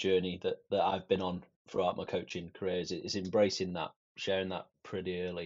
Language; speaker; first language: English; native; English